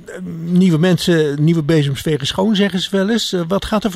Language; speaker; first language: Dutch; native; Dutch